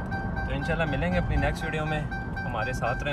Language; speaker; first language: Urdu; native; Urdu